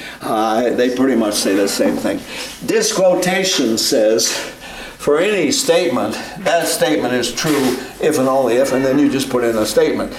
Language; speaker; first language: English; native; English